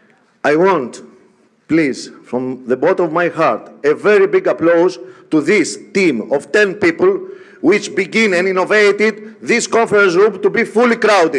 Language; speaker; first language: English; non-native, fluent; Greek